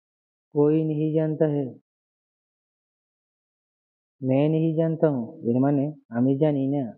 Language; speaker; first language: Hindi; non-native, learner; Bangla